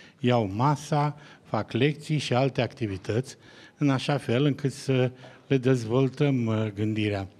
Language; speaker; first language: Romanian; native; Romanian